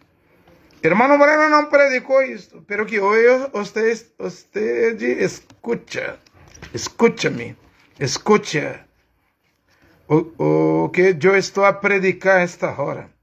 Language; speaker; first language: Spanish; non-native, learner; Portuguese